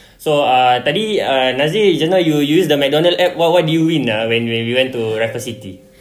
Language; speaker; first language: English; non-native, local second language; Malay